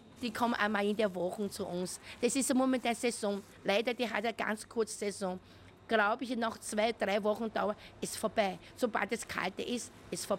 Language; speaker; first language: German; non-native, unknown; Chinese